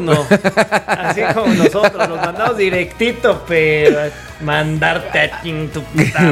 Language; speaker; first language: Spanish; native; Spanish